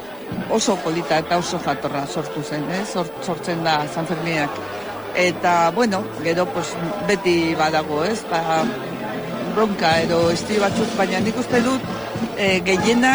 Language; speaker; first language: Basque; native; Basque